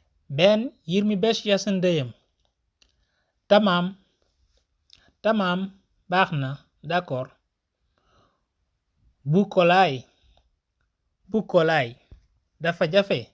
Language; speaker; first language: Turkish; non-native, fluent; Wolof